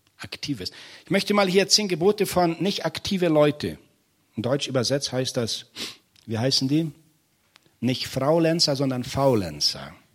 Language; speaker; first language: German; non-native, fluent; Portuguese